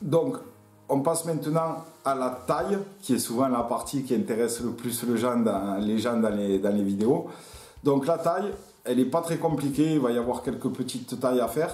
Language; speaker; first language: French; native; French